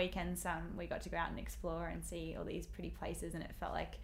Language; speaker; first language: English; native; English